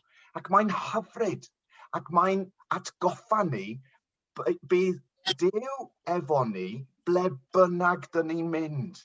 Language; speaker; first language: Welsh; non-native, local second language; English